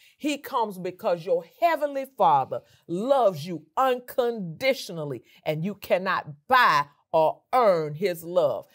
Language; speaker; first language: English; native; English